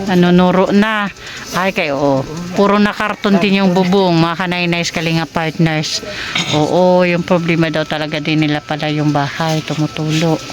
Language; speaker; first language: Filipino; non-native, local second language; Waray